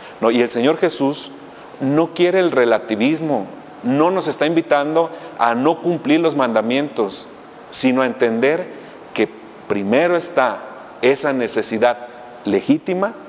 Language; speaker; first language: Spanish; native; Spanish